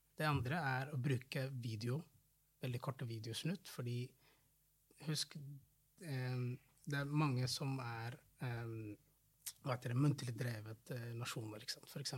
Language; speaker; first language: Norwegian; non-native, fluent; Somali